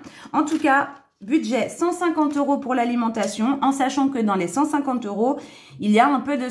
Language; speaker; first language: French; native; French